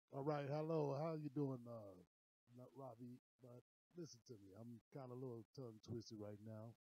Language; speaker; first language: English; native; English